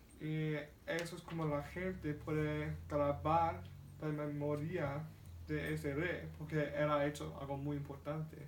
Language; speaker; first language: Spanish; non-native, learner; English